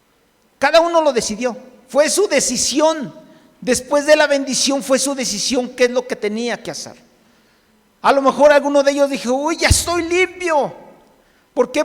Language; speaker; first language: Spanish; native; Spanish